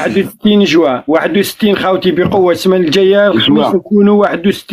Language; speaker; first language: Arabic; native; Arabic